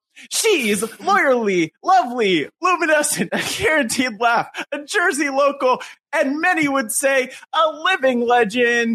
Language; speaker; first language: English; native; English